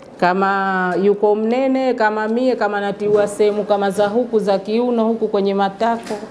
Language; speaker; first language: Swahili; native; Swahili